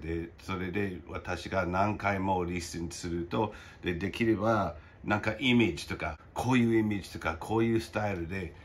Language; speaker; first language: Japanese; non-native, fluent; English